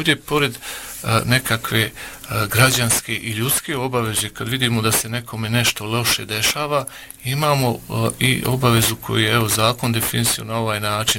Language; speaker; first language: Bosnian; native; Bosnian